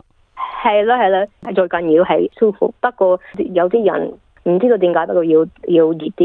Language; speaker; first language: Cantonese; early bilingual, heritage; English